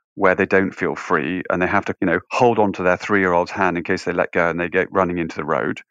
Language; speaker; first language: English; native; English